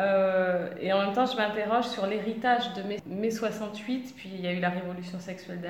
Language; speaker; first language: French; native; French